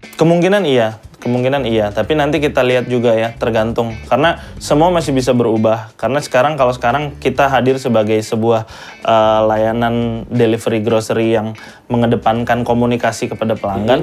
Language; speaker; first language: Indonesian; native; Indonesian